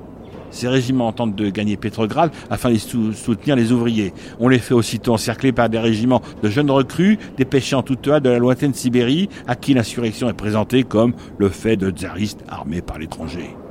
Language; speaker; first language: French; native; French